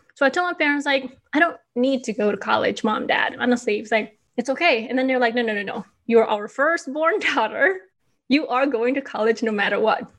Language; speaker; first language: English; non-native, fluent; Indonesian